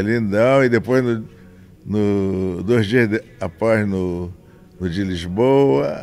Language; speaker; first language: Portuguese; native; Portuguese